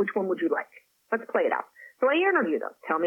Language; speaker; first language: English; non-native, fluent; French